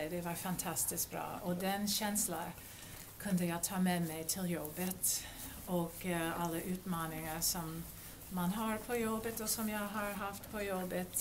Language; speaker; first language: Swedish; non-native, fluent; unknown